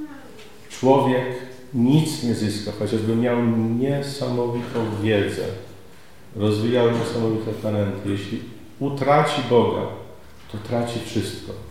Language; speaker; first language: Polish; native; Polish